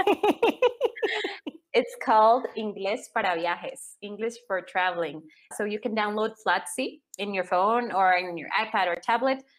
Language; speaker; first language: English; non-native, fluent; Spanish